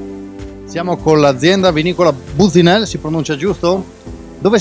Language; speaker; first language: Italian; native; Italian